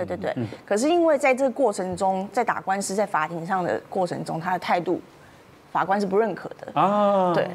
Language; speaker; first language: Chinese; native; Chinese